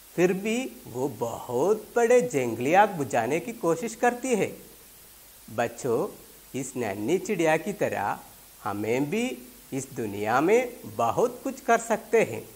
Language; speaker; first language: Urdu; non-native, local second language; Malayalam